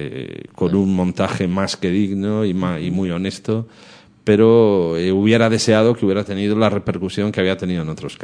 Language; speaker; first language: Spanish; native; Spanish